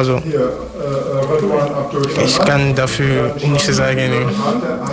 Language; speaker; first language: German; non-native, learner; French